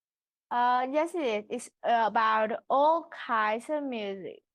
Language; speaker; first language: English; non-native, learner; Vietnamese